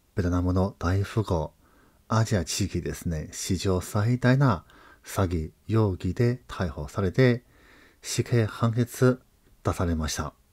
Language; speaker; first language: Japanese; non-native, fluent; Chinese